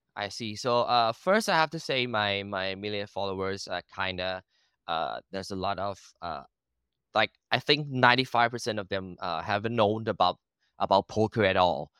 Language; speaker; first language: English; non-native, learner; Thai